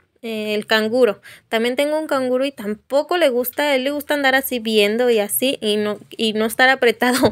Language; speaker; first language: Spanish; native; Spanish